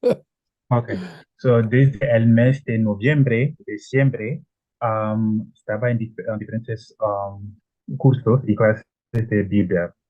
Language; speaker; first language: Spanish; non-native, learner; Italian